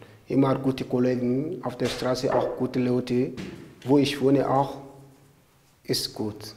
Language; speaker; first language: German; non-native, learner; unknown